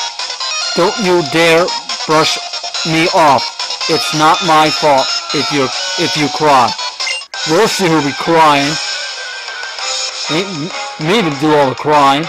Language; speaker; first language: English; native; English